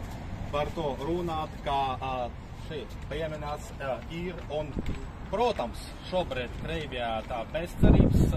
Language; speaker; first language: Latvian; non-native, fluent; Russian